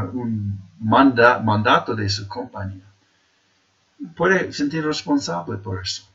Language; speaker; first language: Spanish; non-native, fluent; English